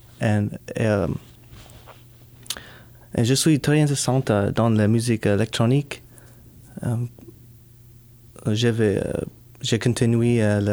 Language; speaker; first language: French; non-native, learner; English